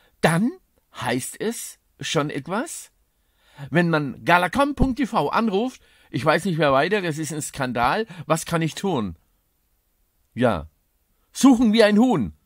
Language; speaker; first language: German; native; German